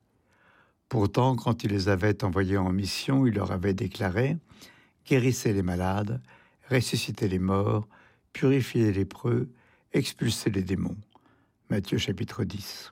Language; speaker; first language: French; native; French